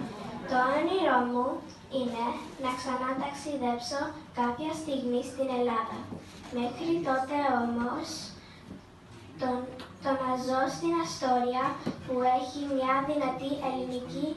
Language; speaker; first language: Greek; early bilingual, heritage; Greek